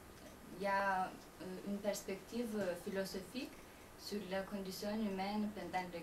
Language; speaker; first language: French; non-native, fluent; Lithuanian